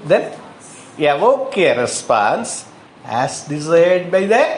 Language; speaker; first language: English; non-native, local second language; Tamil